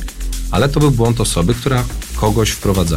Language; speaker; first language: Polish; native; Polish